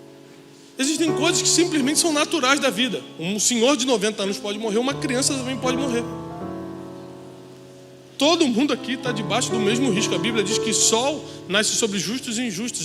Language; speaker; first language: Portuguese; native; Portuguese